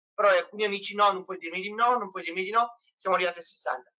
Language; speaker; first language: Italian; native; Italian